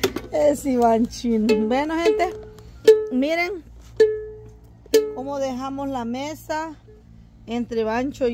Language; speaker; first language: Spanish; native; Spanish